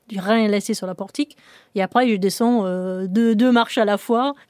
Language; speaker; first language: French; non-native, fluent; English